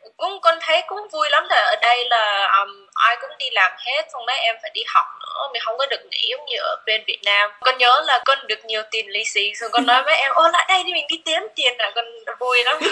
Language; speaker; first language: Vietnamese; early bilingual, heritage; Vietnamese